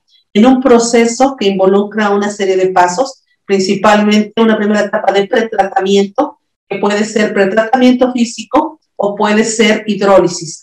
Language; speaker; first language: Spanish; native; Spanish